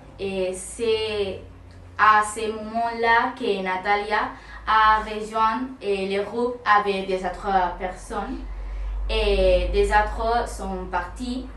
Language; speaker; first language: French; non-native, learner; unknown